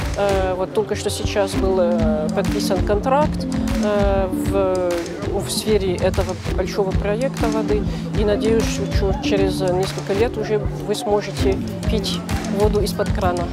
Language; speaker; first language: Russian; non-native, fluent; French